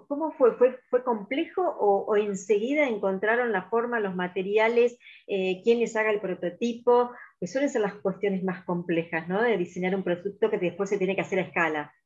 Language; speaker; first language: Spanish; native; Spanish